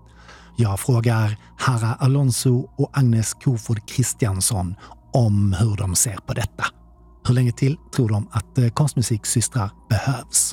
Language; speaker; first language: Swedish; native; Swedish